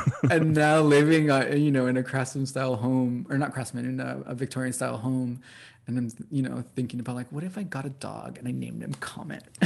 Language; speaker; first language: English; early bilingual, other home language; Spanish